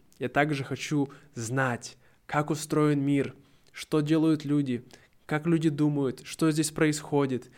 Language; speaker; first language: Russian; native; Russian